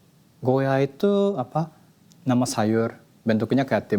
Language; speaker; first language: Indonesian; non-native, fluent; Japanese